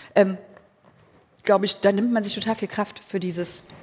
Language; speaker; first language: German; native; German